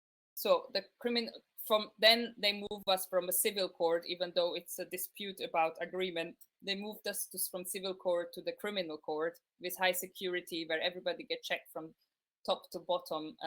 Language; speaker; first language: English; non-native, fluent; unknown